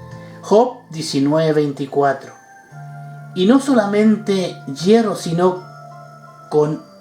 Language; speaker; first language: Spanish; native; Spanish